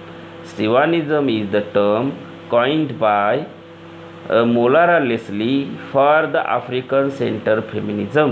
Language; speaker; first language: English; non-native, local second language; Marathi